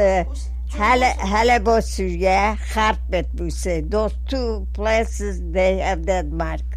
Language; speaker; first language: English; non-native, learner; Armenian